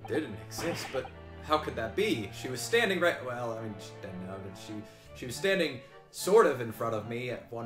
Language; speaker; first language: English; native; English